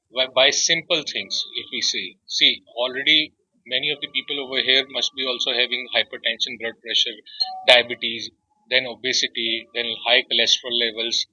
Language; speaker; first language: English; non-native, local second language; Telugu